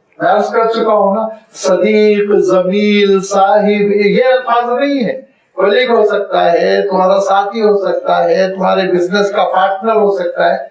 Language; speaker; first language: Urdu; native; Urdu